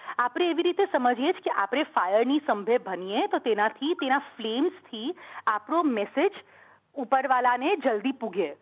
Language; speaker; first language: Gujarati; early bilingual, heritage; Gujarati